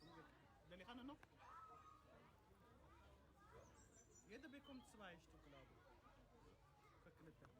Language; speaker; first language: German; non-native, learner; Tigrinya